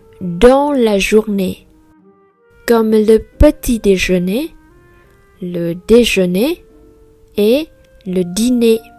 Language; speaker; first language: French; non-native, fluent; Vietnamese